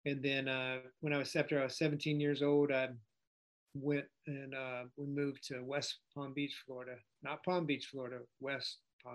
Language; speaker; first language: English; native; English